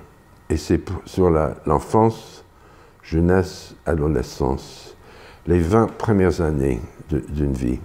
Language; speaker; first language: French; non-native, fluent; English